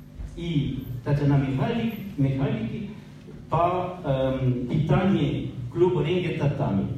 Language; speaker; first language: Ukrainian; non-native, learner; French